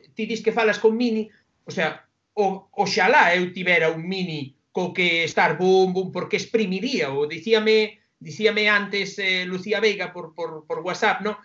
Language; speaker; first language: Galician; non-native, local second language; Spanish